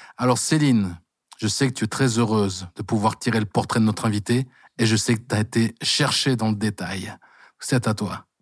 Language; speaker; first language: French; native; French